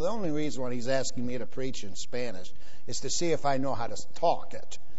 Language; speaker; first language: English; native; English